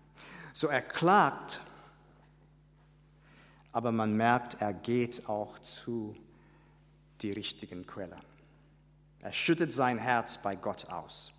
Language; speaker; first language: German; non-native, fluent; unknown